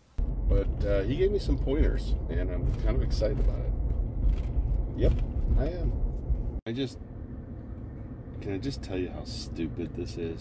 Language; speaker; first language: English; native; English